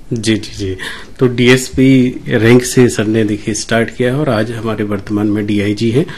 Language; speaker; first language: Hindi; native; Hindi